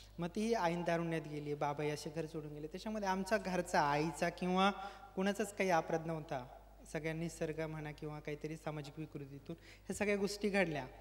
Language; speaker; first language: Marathi; native; Marathi